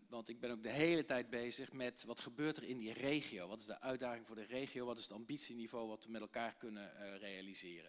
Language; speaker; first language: Dutch; native; Dutch